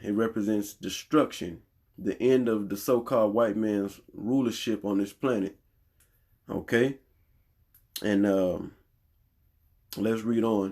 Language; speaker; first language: English; native; English